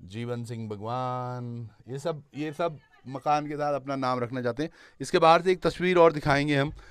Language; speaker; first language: Hindi; native; Hindi